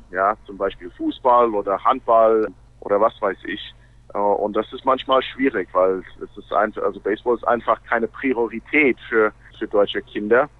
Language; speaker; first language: German; non-native, fluent; English